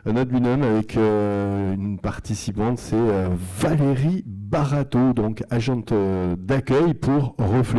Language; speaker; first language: French; native; French